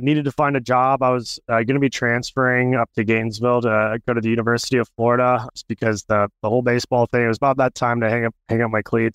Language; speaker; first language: English; native; English